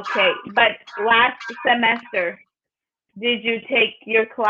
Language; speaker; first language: English; non-native, fluent; Spanish